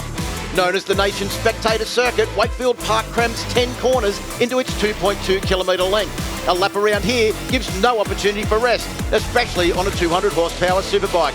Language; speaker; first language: English; native; English